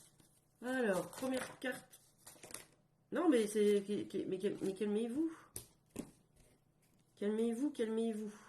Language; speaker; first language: French; native; French